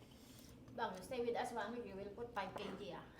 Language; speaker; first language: English; non-native, local second language; Filipino